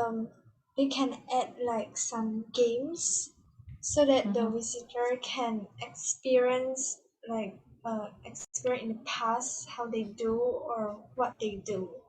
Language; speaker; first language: English; non-native, learner; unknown